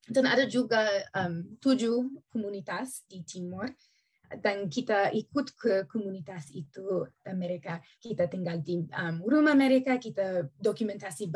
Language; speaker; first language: Indonesian; non-native, learner; English